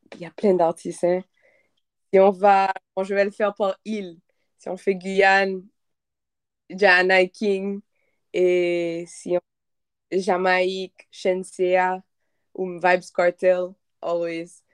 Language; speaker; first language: French; non-native, local second language; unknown